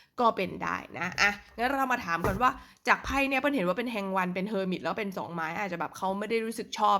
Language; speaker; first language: Thai; native; Thai